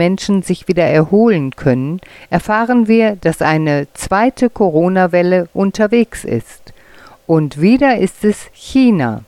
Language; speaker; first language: German; native; German